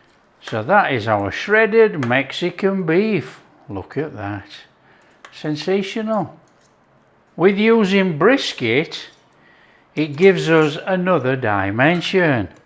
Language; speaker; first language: English; native; English